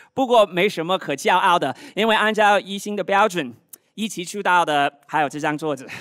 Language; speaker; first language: Chinese; non-native, fluent; Cantonese